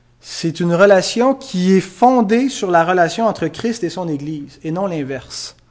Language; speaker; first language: French; native; French